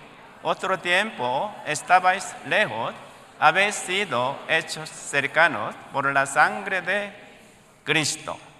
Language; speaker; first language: Spanish; non-native, learner; Korean